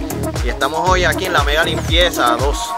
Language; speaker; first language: Spanish; early bilingual, heritage; English